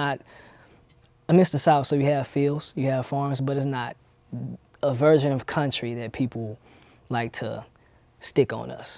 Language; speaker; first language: English; native; English